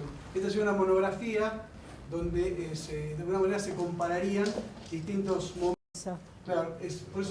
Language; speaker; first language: Spanish; native; Spanish